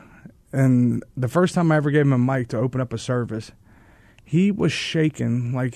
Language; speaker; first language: English; native; English